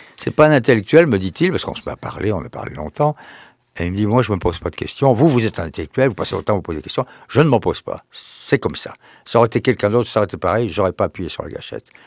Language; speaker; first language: French; native; French